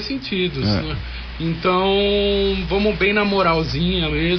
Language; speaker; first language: Portuguese; native; Portuguese